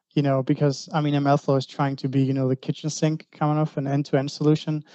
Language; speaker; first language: English; non-native, fluent; Greek